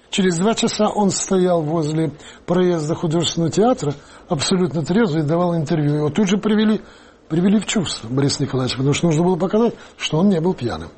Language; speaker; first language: Russian; non-native, local second language; Ukrainian